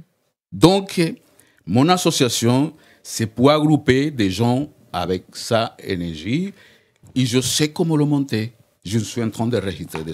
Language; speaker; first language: French; non-native, learner; Spanish